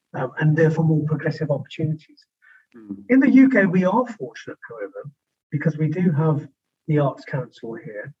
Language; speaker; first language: English; native; English